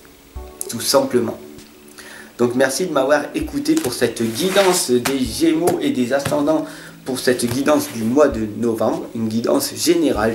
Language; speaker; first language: French; native; French